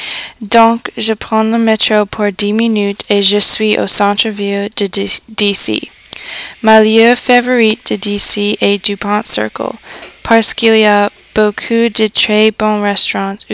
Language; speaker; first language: French; non-native, learner; English